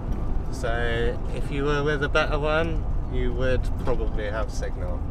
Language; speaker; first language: English; native; English